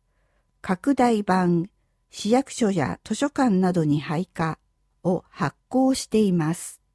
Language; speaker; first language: Japanese; native; Japanese